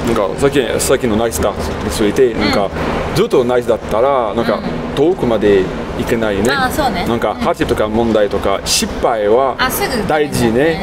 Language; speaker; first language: Japanese; non-native, fluent; French